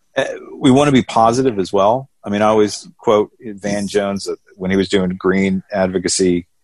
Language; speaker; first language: English; native; English